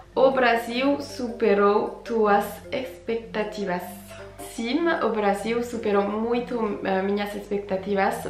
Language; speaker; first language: Spanish; non-native, fluent; French